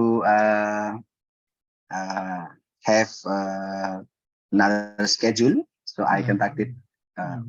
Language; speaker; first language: English; non-native, learner; Indonesian